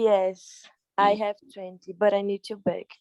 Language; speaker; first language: English; non-native, learner; Portuguese